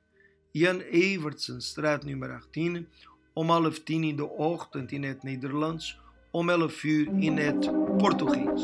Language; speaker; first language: Dutch; non-native, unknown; Portuguese